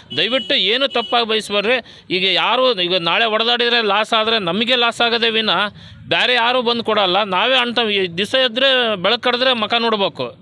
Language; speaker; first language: Kannada; native; Kannada